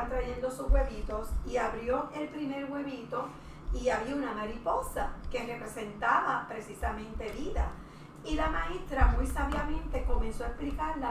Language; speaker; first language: Spanish; native; Spanish